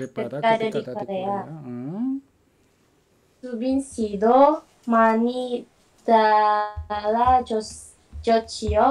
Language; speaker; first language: Korean; non-native, learner; Indonesian